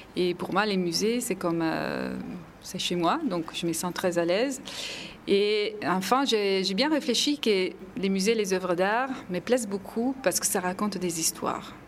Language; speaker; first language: French; non-native, fluent; Italian